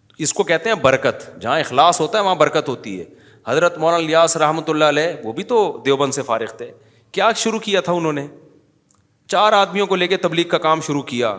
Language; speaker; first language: Urdu; native; Urdu